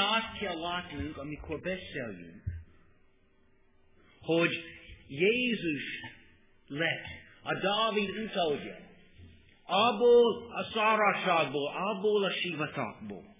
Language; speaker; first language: Hungarian; non-native, learner; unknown